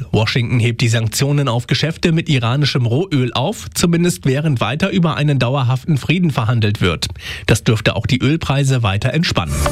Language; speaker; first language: German; native; German